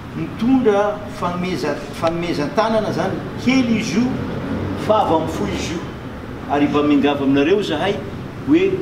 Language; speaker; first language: Malagasy; non-native, local second language; Gujarati